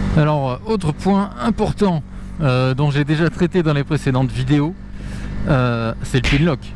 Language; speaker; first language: French; native; French